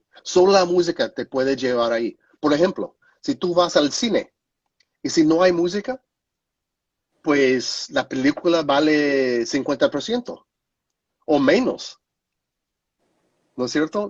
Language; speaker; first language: Spanish; non-native, fluent; English